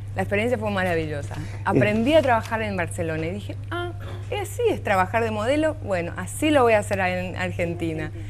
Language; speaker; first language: Spanish; non-native, local second language; German